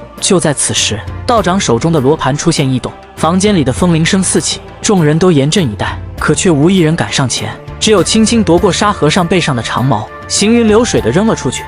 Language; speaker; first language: Chinese; native; Chinese